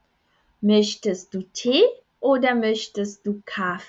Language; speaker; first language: German; non-native, fluent; Portuguese